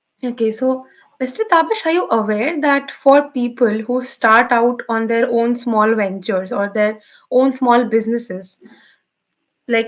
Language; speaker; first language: English; non-native, local second language; Bangla